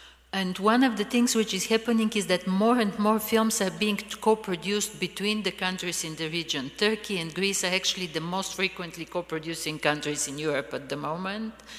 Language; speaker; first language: English; non-native, fluent; Bulgarian